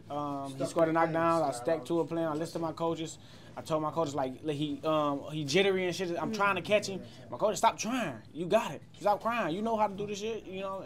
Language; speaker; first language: English; native; English